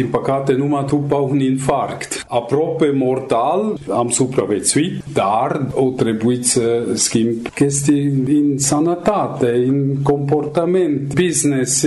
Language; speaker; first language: Romanian; non-native, fluent; German